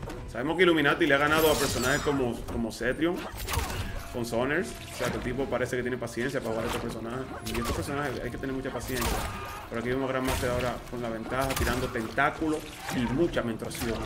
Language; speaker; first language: Spanish; native; Spanish